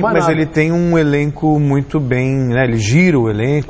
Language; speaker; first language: Portuguese; native; Portuguese